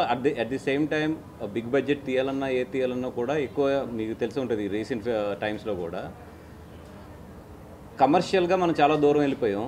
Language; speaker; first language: Telugu; native; Telugu